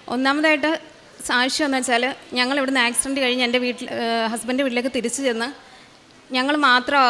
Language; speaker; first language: Malayalam; native; Malayalam